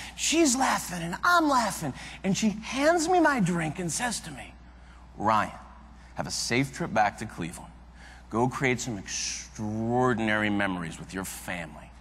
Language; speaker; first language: English; native; English